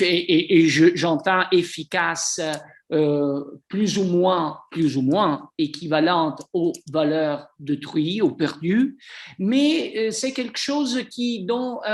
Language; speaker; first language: French; non-native, fluent; Italian